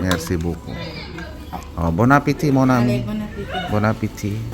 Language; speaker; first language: French; non-native, learner; Filipino